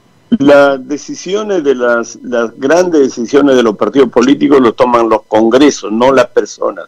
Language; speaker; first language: Spanish; native; Spanish